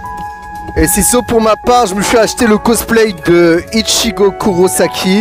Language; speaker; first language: French; native; French